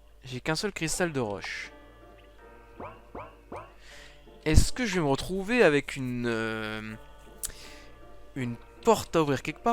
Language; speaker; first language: French; native; French